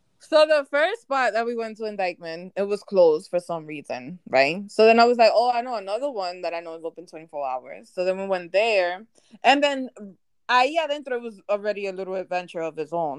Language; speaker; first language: English; early bilingual, other home language; Spanish